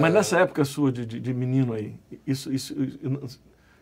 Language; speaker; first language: Portuguese; native; Portuguese